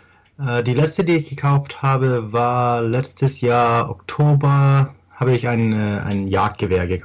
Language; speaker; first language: German; early bilingual, heritage; English